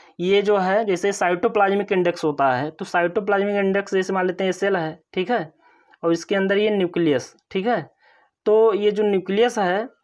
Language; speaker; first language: Hindi; native; Hindi